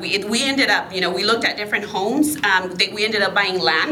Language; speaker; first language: English; early bilingual, other home language; Spanish